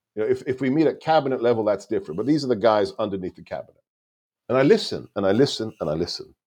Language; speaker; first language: English; non-native, local second language; Hungarian